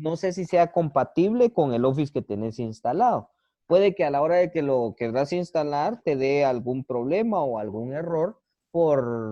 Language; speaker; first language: Spanish; native; Spanish